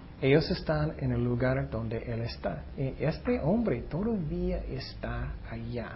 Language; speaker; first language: Spanish; non-native, fluent; English